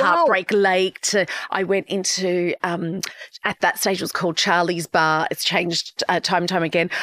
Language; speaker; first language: English; native; English